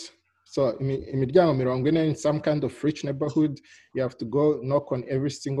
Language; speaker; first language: English; non-native, local second language; Kinyarwanda